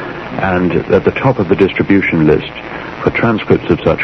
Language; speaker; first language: English; native; English